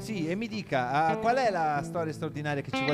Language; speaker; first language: Italian; native; Italian